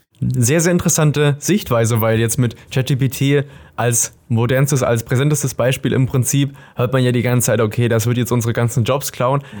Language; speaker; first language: German; native; German